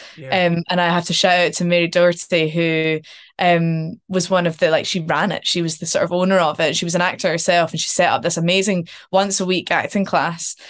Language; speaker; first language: English; native; English